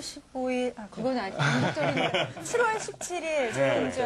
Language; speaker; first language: Korean; native; Korean